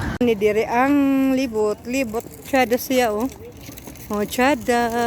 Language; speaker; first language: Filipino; non-native, local second language; Cebuano